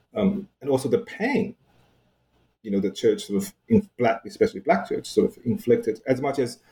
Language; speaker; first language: English; non-native, fluent; Chinese